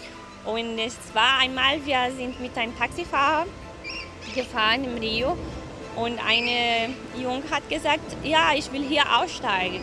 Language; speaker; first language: German; non-native, fluent; Portuguese